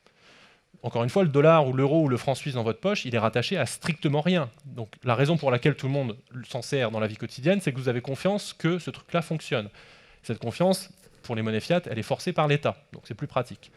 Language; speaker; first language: French; native; French